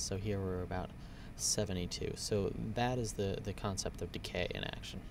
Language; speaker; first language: English; native; English